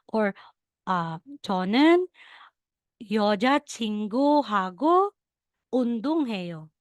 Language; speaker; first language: Korean; non-native, learner; Filipino